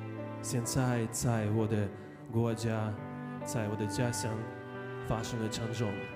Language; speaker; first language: Chinese; non-native, fluent; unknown